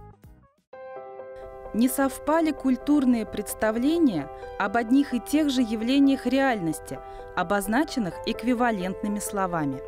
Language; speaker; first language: Russian; native; Russian